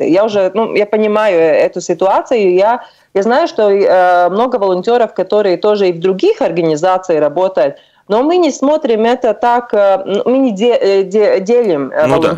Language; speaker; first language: Russian; non-native, local second language; Latvian